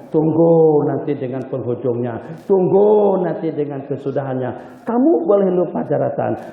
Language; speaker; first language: Malay; non-native, fluent; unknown